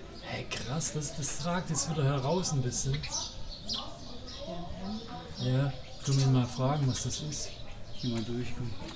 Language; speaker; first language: German; native; German